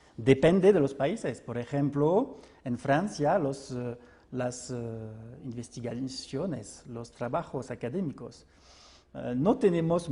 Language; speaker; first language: Spanish; non-native, fluent; French